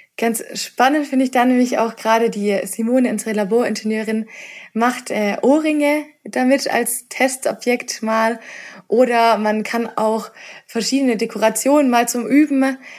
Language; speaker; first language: German; native; German